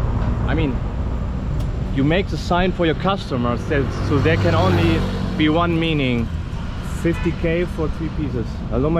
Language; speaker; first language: English; non-native, fluent; German